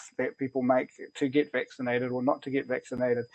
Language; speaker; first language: English; native; English